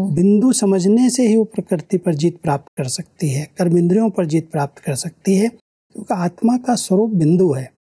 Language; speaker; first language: Hindi; native; Hindi